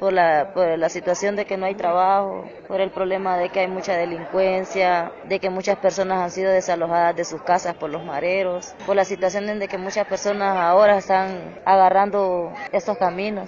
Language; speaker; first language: Spanish; native; Spanish